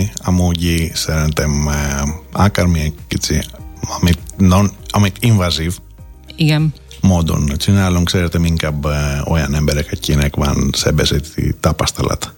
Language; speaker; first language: Hungarian; non-native, learner; Greek